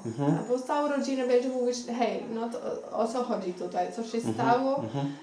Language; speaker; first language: Polish; non-native, learner; Xhosa